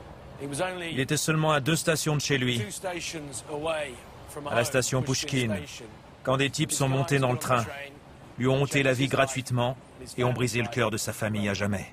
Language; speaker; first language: French; native; French